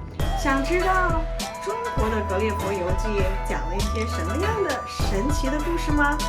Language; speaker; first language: Chinese; native; Chinese